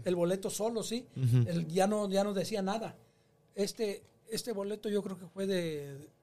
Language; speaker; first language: Spanish; native; Spanish